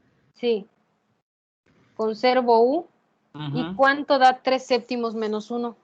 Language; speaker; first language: Spanish; native; Spanish